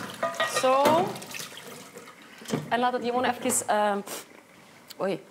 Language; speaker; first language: Dutch; non-native, fluent; Icelandic